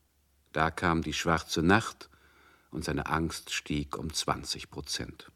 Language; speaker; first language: German; native; German